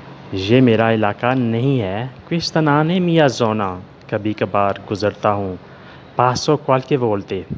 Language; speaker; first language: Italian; non-native, learner; Urdu